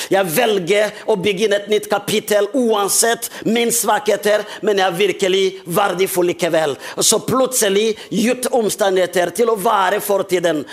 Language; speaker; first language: Norwegian; non-native, fluent; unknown